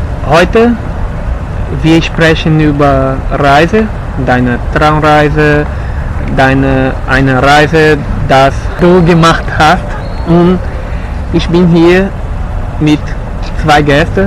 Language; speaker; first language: German; non-native, learner; Portuguese